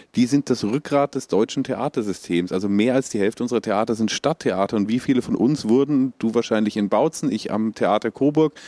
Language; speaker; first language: German; native; German